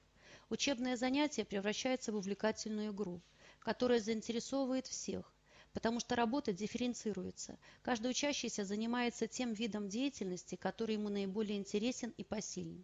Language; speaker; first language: Russian; native; Russian